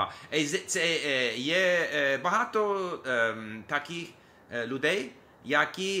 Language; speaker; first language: Ukrainian; non-native, learner; English